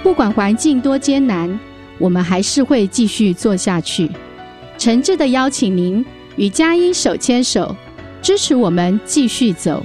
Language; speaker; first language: Chinese; native; Chinese